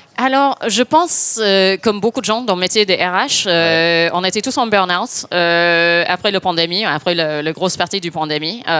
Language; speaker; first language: French; non-native, fluent; English